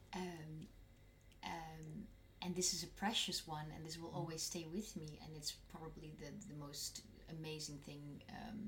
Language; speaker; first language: English; non-native, fluent; Dutch